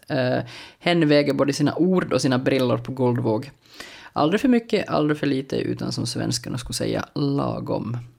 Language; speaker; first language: Swedish; native; Swedish